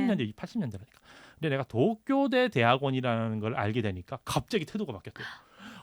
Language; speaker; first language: Korean; native; Korean